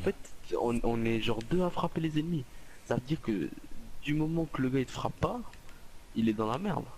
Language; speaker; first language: French; native; French